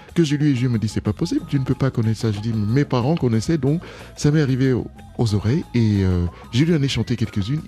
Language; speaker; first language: French; non-native, local second language; Duala